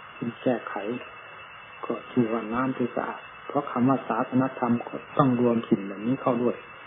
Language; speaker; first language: Thai; native; Thai